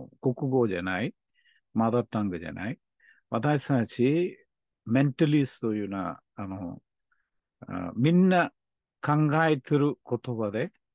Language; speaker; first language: Japanese; non-native, learner; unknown